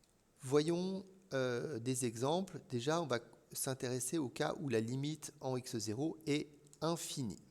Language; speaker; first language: French; native; French